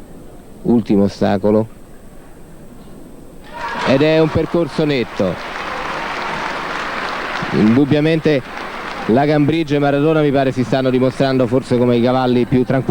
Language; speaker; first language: Italian; native; Italian